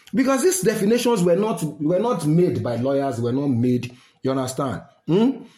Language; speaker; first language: English; non-native, local second language; Yoruba